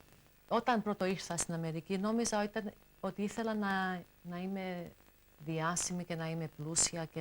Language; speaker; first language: Greek; early bilingual, heritage; English